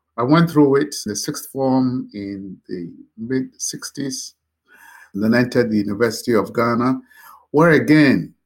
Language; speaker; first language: English; non-native, local second language; Akan